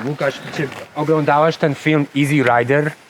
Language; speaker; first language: Polish; non-native, learner; English